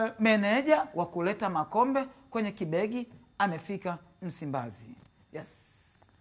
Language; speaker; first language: Swahili; native; Swahili